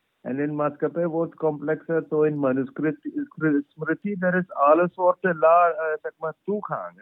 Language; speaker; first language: Dutch; non-native, fluent; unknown